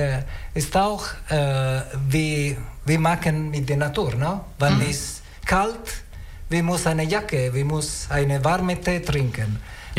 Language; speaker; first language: German; non-native, learner; Italian